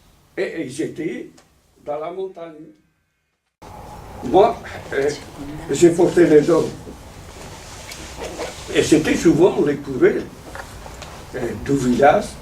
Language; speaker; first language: French; non-native, fluent; Italian